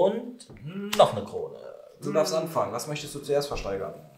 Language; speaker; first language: German; native; German